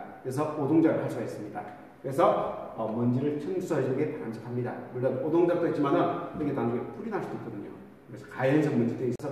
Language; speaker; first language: Korean; native; Korean